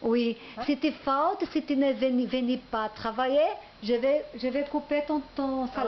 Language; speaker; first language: French; non-native, learner; Portuguese